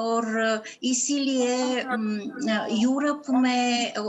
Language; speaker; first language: Hindi; non-native, fluent; Bulgarian